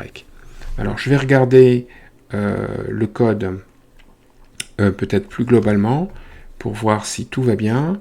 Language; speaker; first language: French; native; French